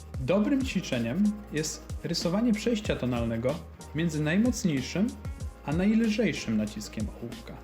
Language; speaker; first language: Polish; native; Polish